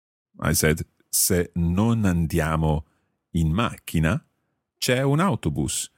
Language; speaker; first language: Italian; non-native, fluent; English